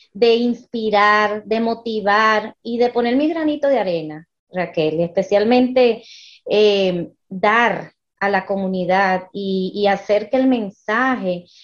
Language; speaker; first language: Spanish; early bilingual, heritage; Spanish